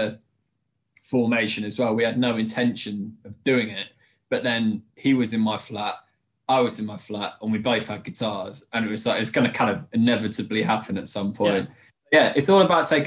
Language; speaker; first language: English; native; English